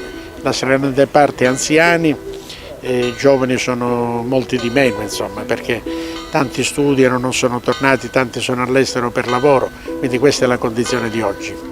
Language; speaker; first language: Italian; native; Italian